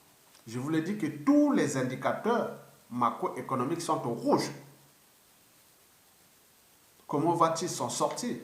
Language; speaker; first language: French; non-native, local second language; Lingala